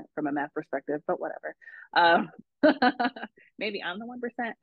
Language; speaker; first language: English; native; English